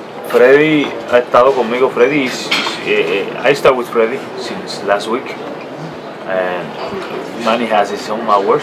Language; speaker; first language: English; non-native, fluent; Spanish